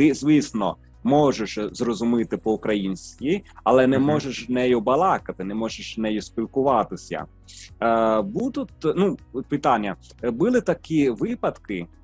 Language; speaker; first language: Ukrainian; non-native, fluent; Italian